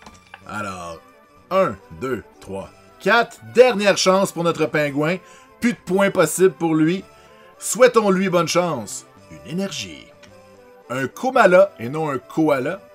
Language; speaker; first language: French; native; French